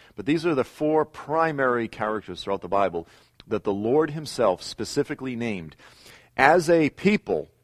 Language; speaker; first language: English; native; English